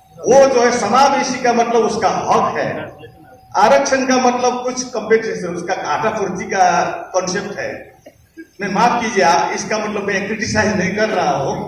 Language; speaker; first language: Hindi; non-native, fluent; Nepali